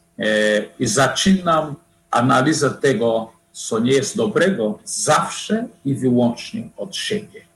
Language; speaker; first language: Polish; non-native, fluent; Portuguese